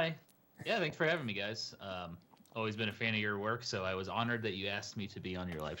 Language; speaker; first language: English; native; English